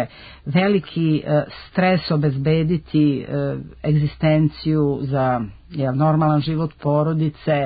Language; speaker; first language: Serbian; native; Serbian